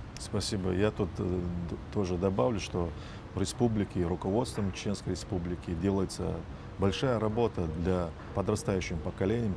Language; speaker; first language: Russian; non-native, local second language; Chechen